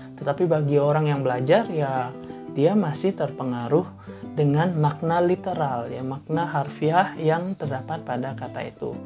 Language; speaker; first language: Indonesian; non-native, local second language; Balinese